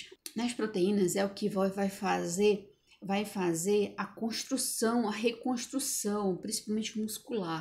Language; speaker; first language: Portuguese; native; Portuguese